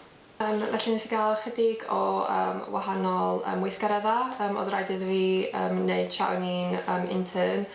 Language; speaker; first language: Welsh; native; Welsh